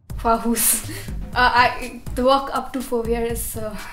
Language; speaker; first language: English; non-native, local second language; Bangla